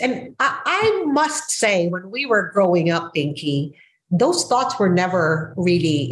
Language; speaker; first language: English; non-native, local second language; Filipino